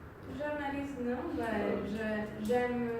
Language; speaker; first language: French; non-native, learner; Spanish